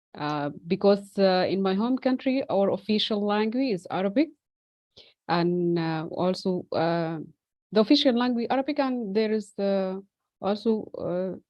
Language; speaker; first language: English; non-native, fluent; Arabic